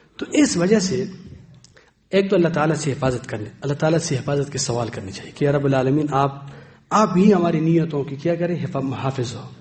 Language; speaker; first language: Urdu; non-native, local second language; Pashto